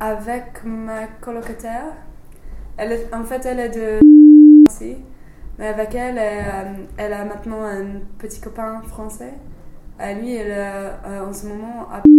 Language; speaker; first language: French; non-native, fluent; English